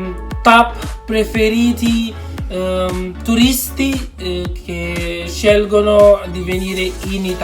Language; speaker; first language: Italian; non-native, fluent; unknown